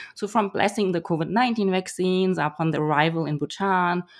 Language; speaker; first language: English; non-native, fluent; German